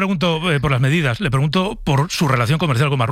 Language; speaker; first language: Spanish; native; Spanish